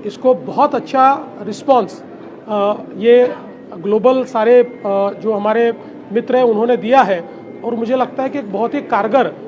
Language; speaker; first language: Hindi; non-native, local second language; Marathi